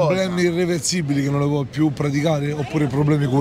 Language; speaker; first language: Italian; native; Italian